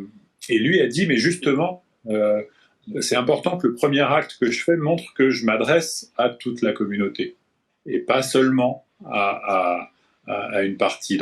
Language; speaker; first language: French; native; French